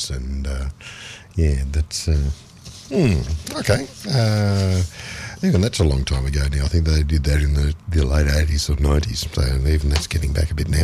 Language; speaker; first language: English; native; English